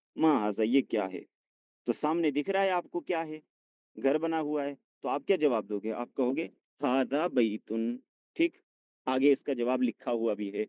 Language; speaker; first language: Urdu; non-native, local second language; Punjabi